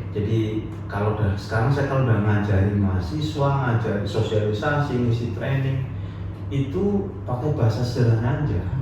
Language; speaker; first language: Indonesian; non-native, local second language; Javanese